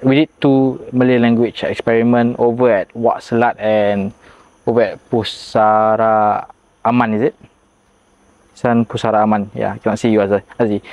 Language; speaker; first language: English; non-native, local second language; Malay